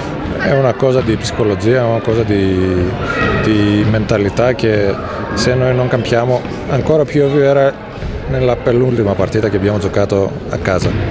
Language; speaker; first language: Italian; non-native, fluent; Greek